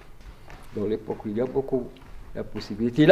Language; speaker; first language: French; non-native, learner; Arabic